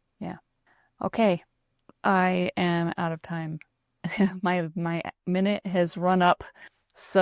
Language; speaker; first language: English; native; English